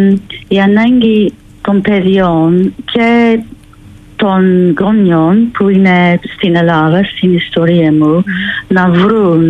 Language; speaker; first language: Greek; non-native, learner; English